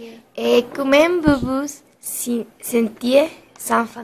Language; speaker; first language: French; non-native, learner; Spanish